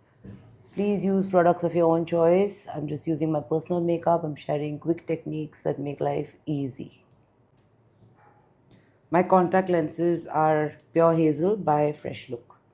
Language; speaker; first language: English; non-native, local second language; Bangla